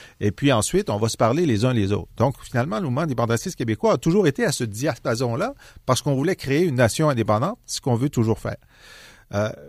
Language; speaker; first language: French; native; French